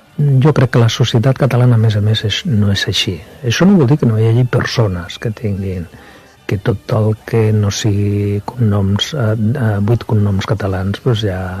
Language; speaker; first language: Catalan; non-native, local second language; Spanish